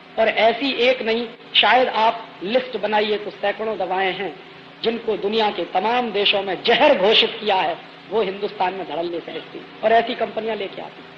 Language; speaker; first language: Hindi; native; Hindi